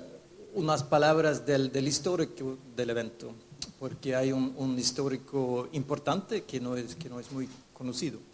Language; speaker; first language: Spanish; non-native, fluent; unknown